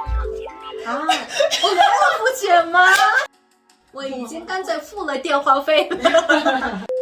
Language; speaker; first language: Chinese; non-native, fluent; Mongolian